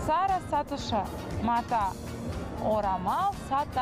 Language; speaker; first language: Kazakh; non-native, local second language; Russian